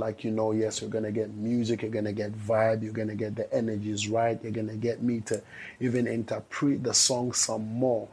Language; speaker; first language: English; non-native, local second language; Ewe